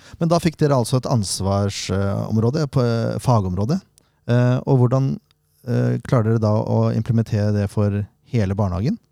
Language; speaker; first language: Norwegian; native; Norwegian